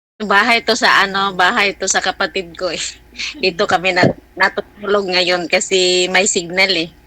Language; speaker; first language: Filipino; non-native, local second language; Cebuano